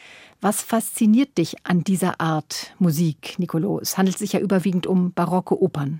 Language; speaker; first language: German; native; German